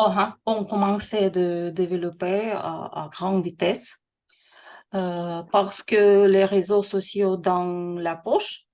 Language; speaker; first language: French; non-native, learner; Russian